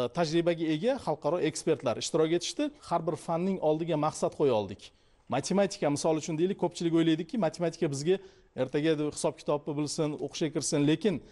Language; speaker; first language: Uzbek; native; Uzbek